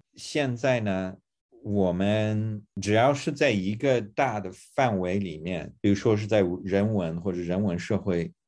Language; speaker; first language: Chinese; non-native, fluent; English